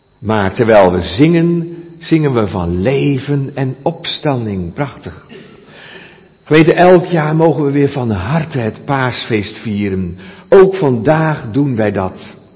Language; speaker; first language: Dutch; native; Dutch